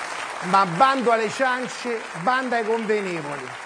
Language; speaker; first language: Italian; native; Italian